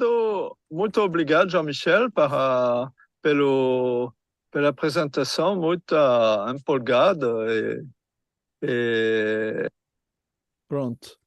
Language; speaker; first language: Portuguese; non-native, learner; French